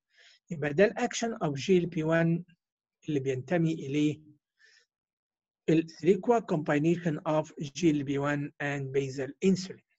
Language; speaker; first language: Arabic; native; Arabic